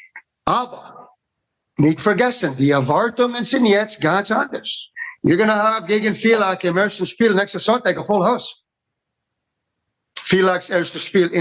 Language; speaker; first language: German; non-native, learner; English